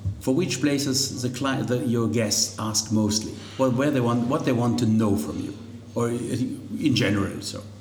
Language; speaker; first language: English; non-native, fluent; German